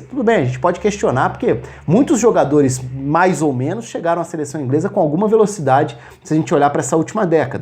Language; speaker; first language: Portuguese; native; Portuguese